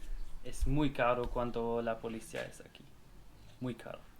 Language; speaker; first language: Spanish; non-native, learner; German